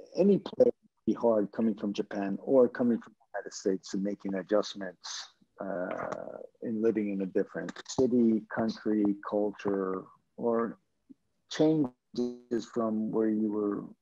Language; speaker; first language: English; non-native, fluent; Japanese